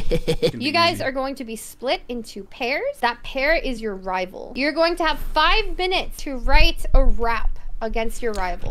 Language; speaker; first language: English; native; English